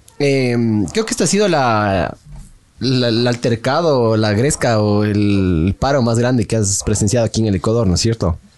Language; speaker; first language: Spanish; native; Spanish